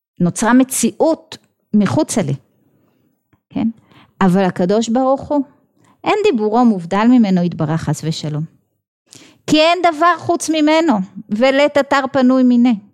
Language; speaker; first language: Hebrew; native; Hebrew